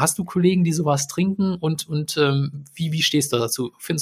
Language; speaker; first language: German; native; German